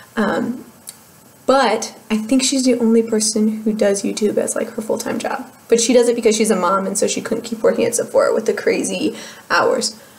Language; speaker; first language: English; native; English